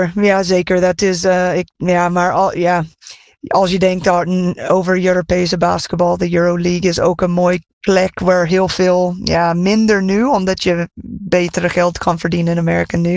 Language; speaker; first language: Dutch; non-native, fluent; English